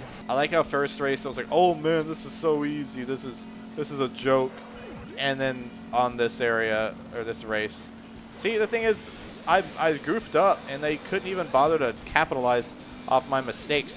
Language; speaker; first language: English; native; English